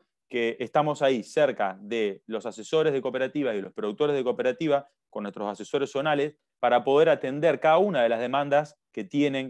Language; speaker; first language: Spanish; native; Spanish